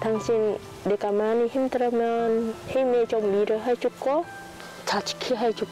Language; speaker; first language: Korean; non-native, learner; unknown